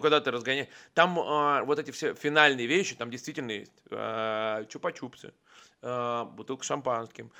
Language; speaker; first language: Russian; native; Russian